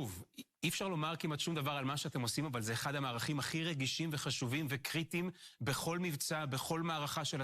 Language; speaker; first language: Hebrew; native; Hebrew